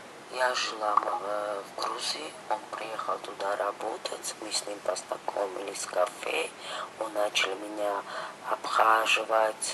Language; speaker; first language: Russian; non-native, fluent; Georgian